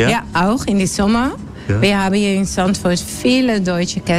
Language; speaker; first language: German; non-native, learner; Dutch